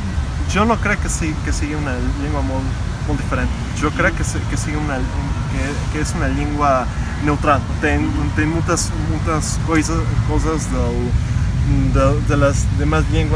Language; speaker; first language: Portuguese; non-native, learner; Spanish